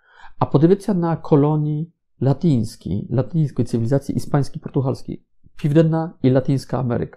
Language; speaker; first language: Ukrainian; non-native, fluent; Polish